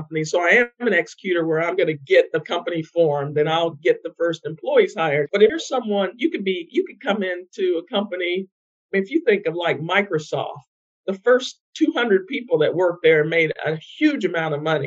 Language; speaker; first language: English; native; English